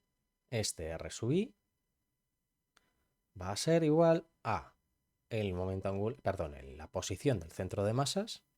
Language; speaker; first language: Spanish; native; Spanish